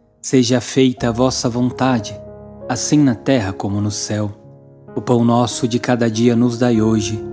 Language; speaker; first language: Portuguese; native; Portuguese